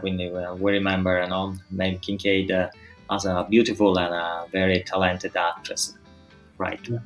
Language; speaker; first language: English; non-native, fluent; Italian